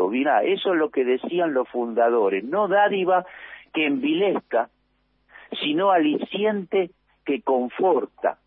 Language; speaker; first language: Spanish; native; Spanish